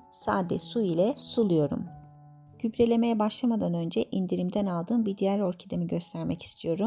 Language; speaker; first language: Turkish; native; Turkish